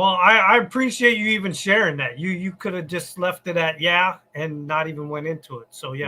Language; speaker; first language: English; native; English